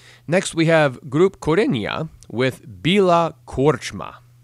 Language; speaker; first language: English; native; English